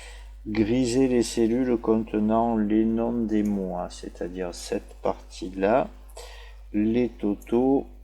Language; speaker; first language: French; native; French